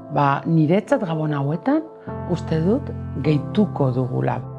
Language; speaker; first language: Basque; non-native, local second language; Spanish